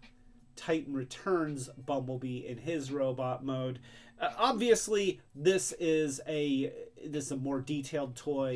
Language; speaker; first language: English; native; English